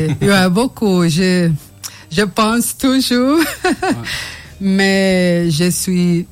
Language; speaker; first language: French; non-native, learner; Portuguese